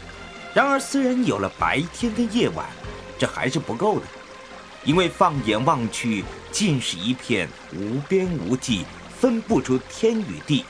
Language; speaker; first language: Chinese; native; Chinese